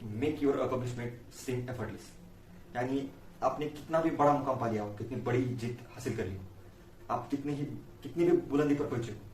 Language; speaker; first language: Hindi; non-native, local second language; Marathi